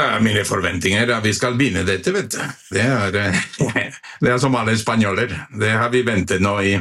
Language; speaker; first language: Norwegian; non-native, fluent; Spanish